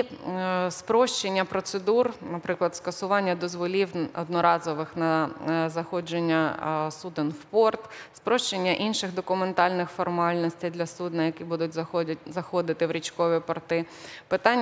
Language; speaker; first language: Ukrainian; native; Ukrainian